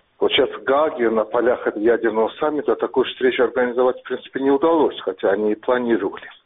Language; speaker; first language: Russian; non-native, local second language; Azerbaijani